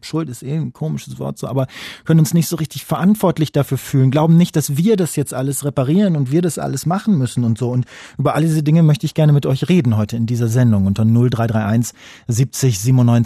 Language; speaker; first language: German; native; German